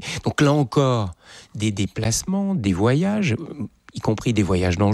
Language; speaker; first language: French; native; French